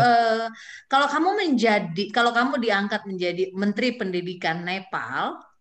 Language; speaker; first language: Indonesian; native; Indonesian